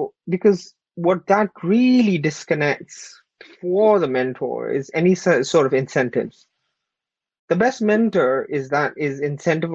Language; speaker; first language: English; non-native, local second language; Urdu